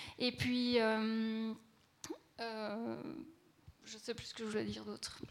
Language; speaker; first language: French; native; French